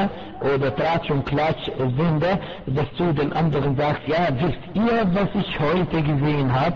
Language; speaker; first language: German; non-native, fluent; Arabic